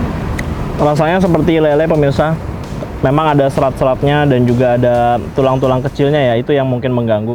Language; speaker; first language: Indonesian; native; Indonesian